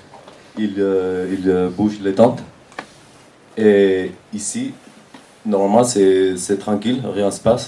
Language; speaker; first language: French; non-native, fluent; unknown